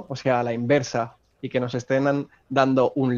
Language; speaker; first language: Spanish; native; Spanish